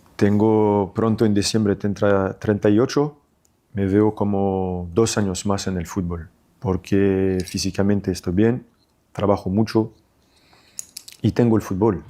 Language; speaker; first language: Spanish; non-native, fluent; French